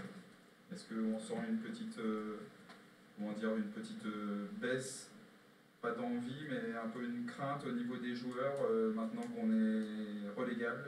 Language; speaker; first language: French; native; French